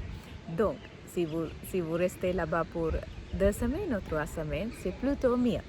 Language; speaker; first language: French; non-native, learner; Sinhala